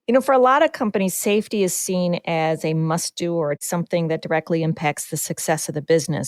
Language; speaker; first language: English; native; English